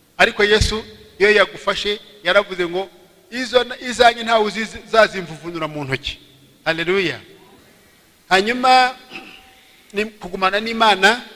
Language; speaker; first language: Kinyarwanda; early bilingual, heritage; Kinyarwanda